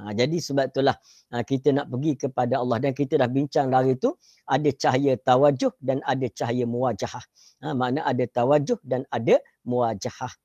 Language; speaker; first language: Malay; native; Malay